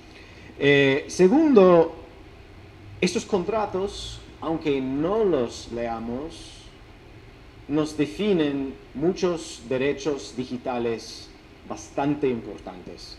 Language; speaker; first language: Spanish; non-native, fluent; English